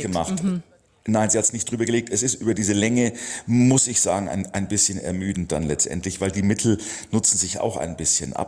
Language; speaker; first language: German; native; German